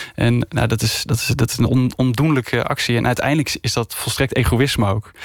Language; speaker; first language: Dutch; native; Dutch